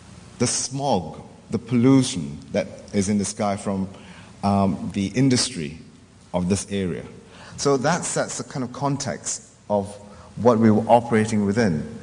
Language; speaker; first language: English; non-native, local second language; Min Nan Chinese